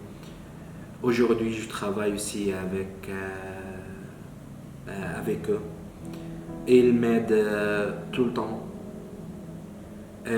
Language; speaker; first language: French; non-native, learner; Arabic